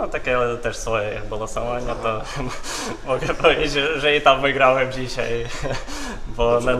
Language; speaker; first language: Polish; non-native, fluent; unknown